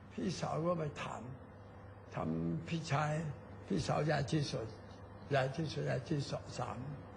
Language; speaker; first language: Thai; non-native, learner; Chinese